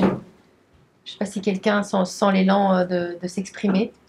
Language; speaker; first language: French; native; French